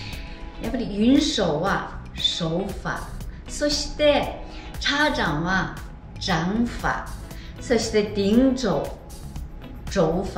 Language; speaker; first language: Japanese; non-native, fluent; Chinese